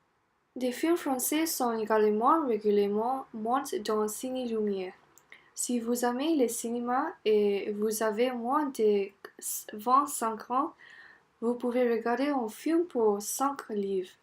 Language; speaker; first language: French; non-native, learner; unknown